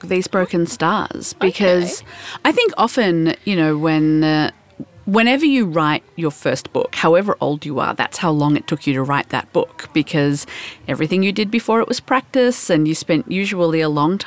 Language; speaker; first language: English; native; English